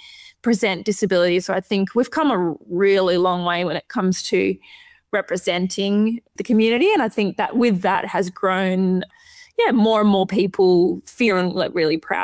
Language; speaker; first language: English; native; English